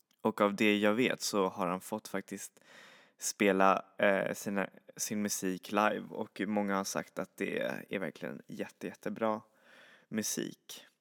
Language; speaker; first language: Swedish; native; Swedish